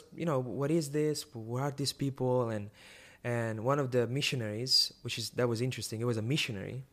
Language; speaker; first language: English; non-native, fluent; Italian